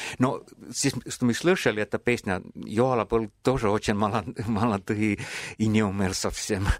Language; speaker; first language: Russian; non-native, fluent; Estonian